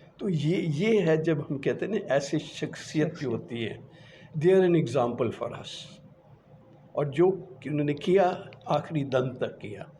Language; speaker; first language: Urdu; native; Urdu